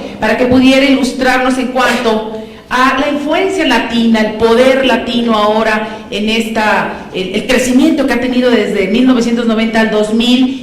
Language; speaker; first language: Spanish; native; Spanish